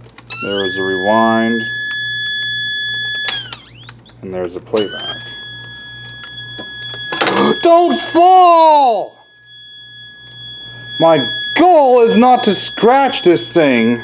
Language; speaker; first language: English; native; English